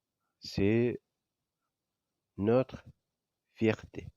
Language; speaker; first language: French; non-native, fluent; Indonesian